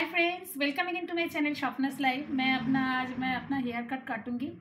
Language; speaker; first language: Hindi; non-native, local second language; Bangla